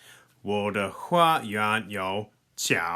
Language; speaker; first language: Chinese; non-native, fluent; English